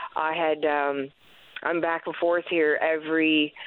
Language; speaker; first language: English; native; English